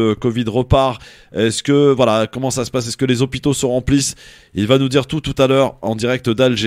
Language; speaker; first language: French; native; French